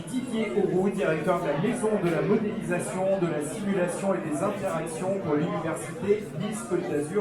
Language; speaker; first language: French; native; French